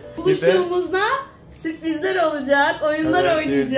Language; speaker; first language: Turkish; native; Turkish